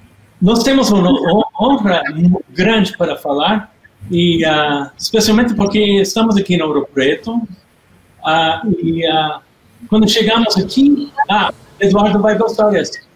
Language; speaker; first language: Portuguese; non-native, learner; English